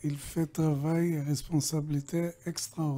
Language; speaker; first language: French; non-native, learner; Hebrew